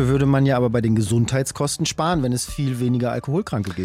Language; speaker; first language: German; native; German